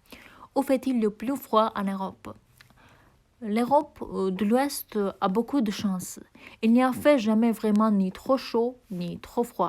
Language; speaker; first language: French; non-native, learner; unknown